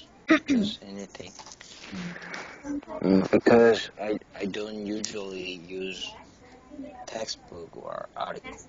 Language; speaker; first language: English; non-native, learner; Korean